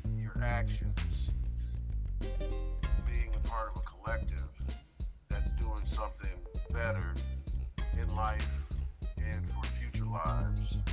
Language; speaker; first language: English; native; English